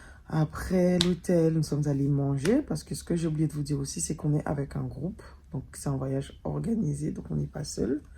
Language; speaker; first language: French; native; French